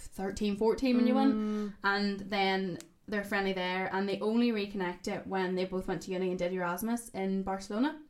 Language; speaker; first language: English; native; English